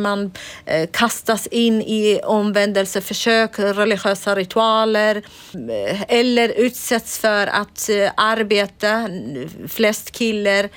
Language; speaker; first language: Swedish; non-native, fluent; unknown